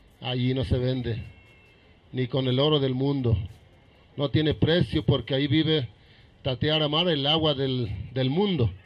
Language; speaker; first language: Spanish; non-native, local second language; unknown